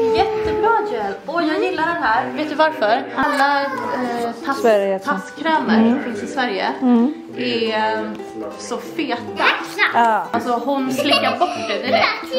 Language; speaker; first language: Swedish; native; Swedish